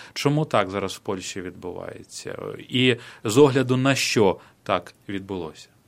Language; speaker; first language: Ukrainian; native; Ukrainian